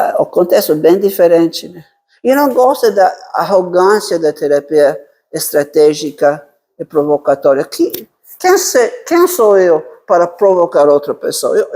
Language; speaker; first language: Portuguese; non-native, fluent; Italian